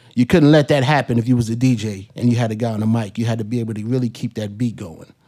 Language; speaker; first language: English; native; English